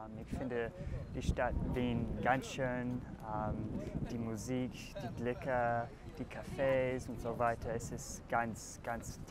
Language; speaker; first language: German; non-native, learner; English